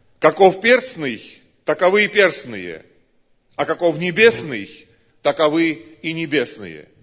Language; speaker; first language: Russian; non-native, local second language; Georgian